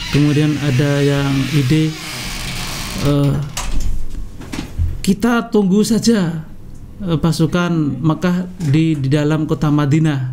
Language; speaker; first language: Indonesian; native; Indonesian